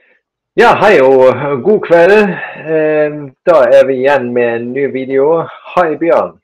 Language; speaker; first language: Norwegian; non-native, fluent; German